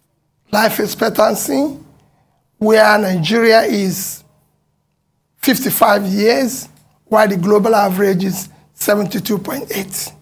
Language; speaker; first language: English; non-native, local second language; Igbo